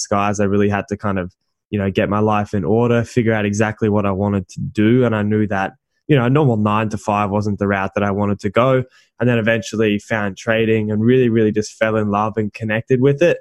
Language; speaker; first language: English; native; English